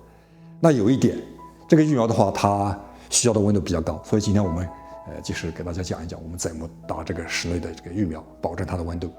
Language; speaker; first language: Chinese; native; Chinese